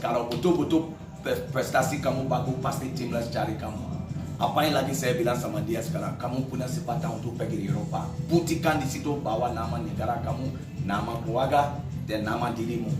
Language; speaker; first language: Indonesian; non-native, fluent; English